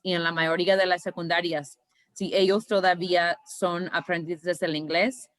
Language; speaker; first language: Spanish; early bilingual, heritage; Spanish